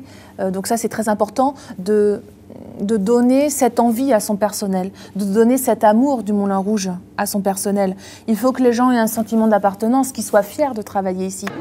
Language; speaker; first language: French; native; French